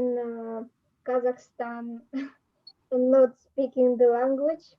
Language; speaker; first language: English; non-native, learner; Russian